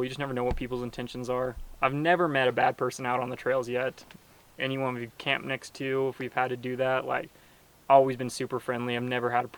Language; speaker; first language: English; native; English